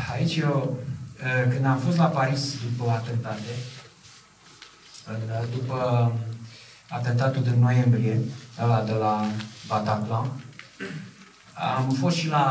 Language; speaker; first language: Romanian; native; Romanian